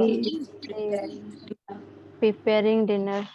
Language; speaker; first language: English; non-native, learner; Hindi